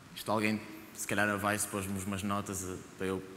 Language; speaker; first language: Portuguese; native; Portuguese